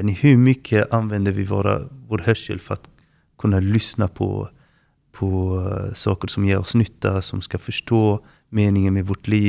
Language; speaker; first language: Swedish; non-native, fluent; Arabic